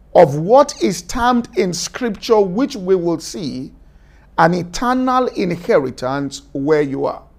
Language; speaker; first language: English; non-native, local second language; Yoruba